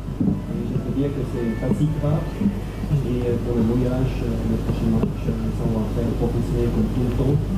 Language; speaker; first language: French; non-native, fluent; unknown